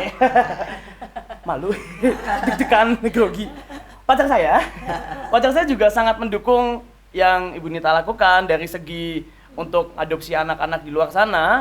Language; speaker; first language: Indonesian; native; Indonesian